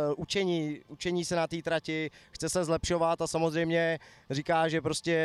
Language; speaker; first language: Czech; native; Czech